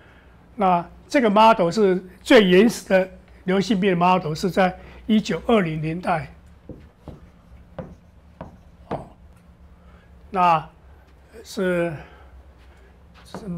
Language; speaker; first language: Chinese; native; Chinese